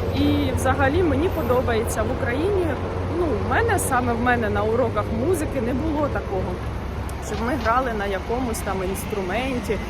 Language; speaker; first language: Ukrainian; native; Ukrainian